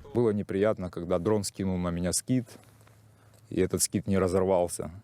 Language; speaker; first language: Ukrainian; early bilingual, other home language; Russian